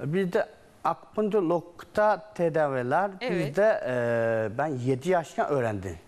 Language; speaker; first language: Turkish; non-native, learner; Chinese